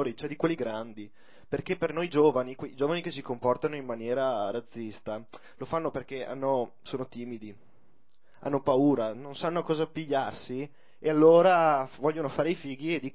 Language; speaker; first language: Italian; native; Italian